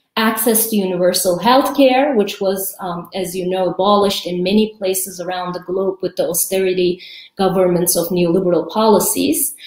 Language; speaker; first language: English; early bilingual, other home language; Kurdish